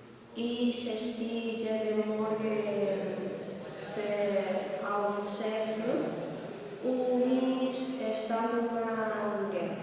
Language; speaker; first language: German; non-native, learner; Spanish